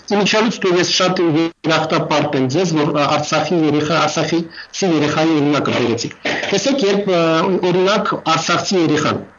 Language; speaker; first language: Armenian; non-native, fluent; Russian